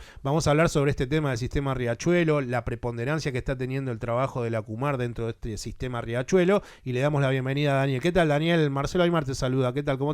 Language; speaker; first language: Spanish; native; Spanish